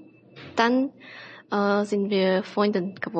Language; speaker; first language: German; non-native, learner; Chinese